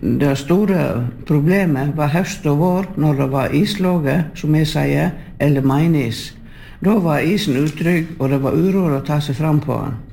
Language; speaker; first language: Norwegian; native; Norwegian